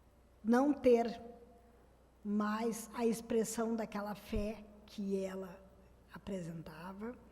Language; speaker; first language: Portuguese; native; Portuguese